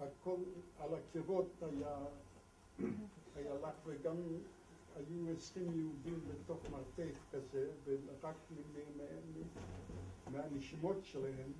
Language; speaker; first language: Hebrew; non-native, fluent; Polish